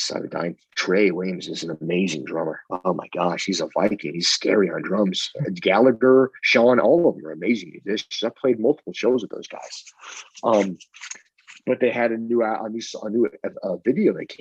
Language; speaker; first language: English; native; English